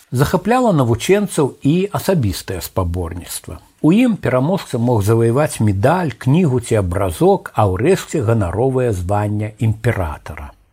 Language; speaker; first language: Belarusian; native; Belarusian